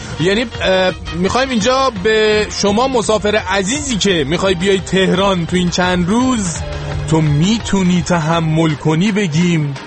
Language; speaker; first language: Persian; native; Persian